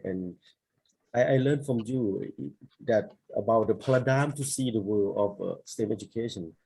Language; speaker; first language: English; non-native, learner; Thai